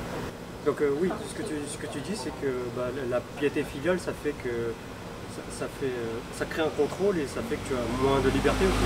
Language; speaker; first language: French; early bilingual, other home language; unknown